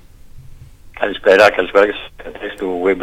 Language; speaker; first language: Greek; native; Greek